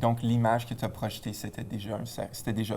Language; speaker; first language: French; native; French